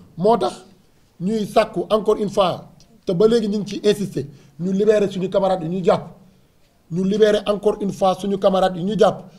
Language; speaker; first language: Wolof; native; Wolof